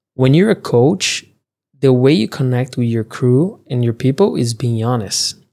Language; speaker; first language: English; early bilingual, other home language; Portuguese